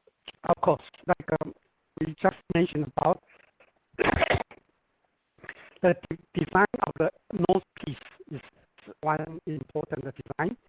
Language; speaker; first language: English; non-native, fluent; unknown